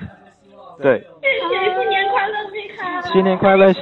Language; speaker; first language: Chinese; non-native, learner; English